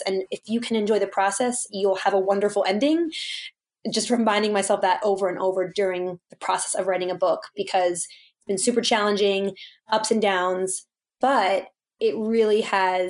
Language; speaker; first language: English; native; English